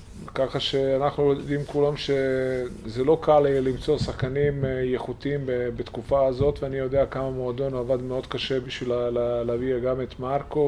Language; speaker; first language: Hebrew; non-native, fluent; Serbian